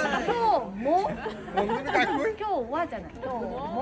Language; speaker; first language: Japanese; native; Japanese